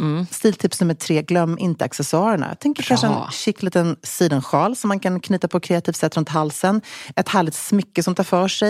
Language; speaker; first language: Swedish; native; Swedish